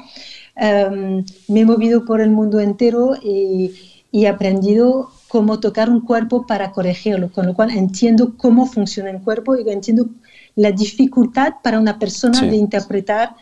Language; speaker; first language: Spanish; non-native, fluent; French